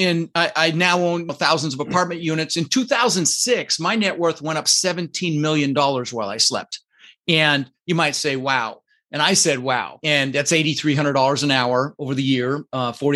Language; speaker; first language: English; early bilingual, other home language; Dutch